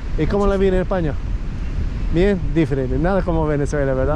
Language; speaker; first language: Spanish; non-native, learner; English